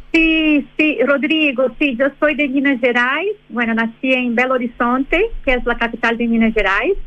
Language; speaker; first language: Spanish; non-native, fluent; Portuguese